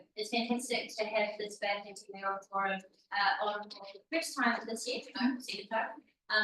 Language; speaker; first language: English; native; English